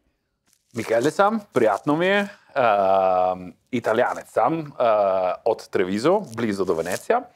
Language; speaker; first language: Bulgarian; non-native, learner; Italian